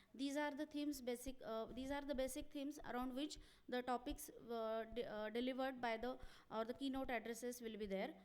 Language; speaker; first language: English; non-native, local second language; Marathi